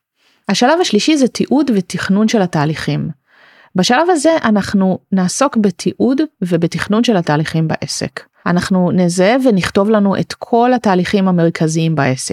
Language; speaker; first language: Hebrew; native; Hebrew